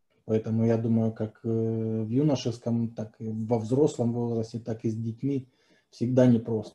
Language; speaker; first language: Russian; native; Russian